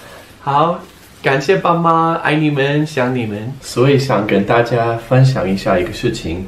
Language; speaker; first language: Chinese; non-native, fluent; English